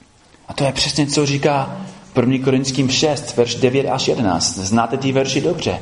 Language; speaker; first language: Czech; non-native, fluent; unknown